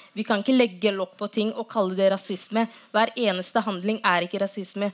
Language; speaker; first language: Norwegian; non-native, fluent; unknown